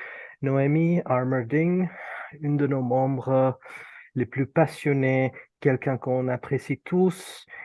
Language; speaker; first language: French; non-native, fluent; Urdu